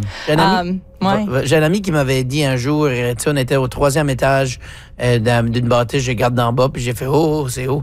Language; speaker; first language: French; native; French